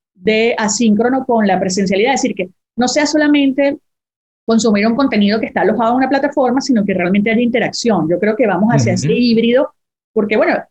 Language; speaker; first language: Spanish; native; Spanish